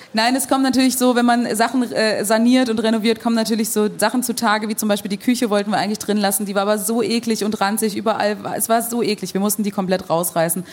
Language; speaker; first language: German; native; German